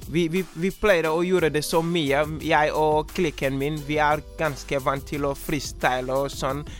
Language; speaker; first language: Norwegian; non-native, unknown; Wolof